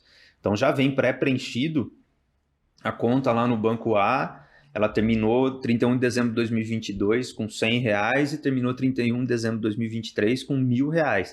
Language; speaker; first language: Portuguese; native; Portuguese